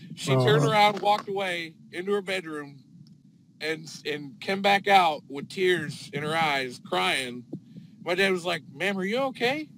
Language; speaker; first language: English; native; English